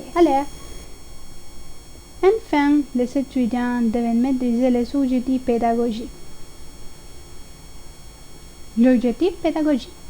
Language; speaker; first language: French; non-native, learner; Spanish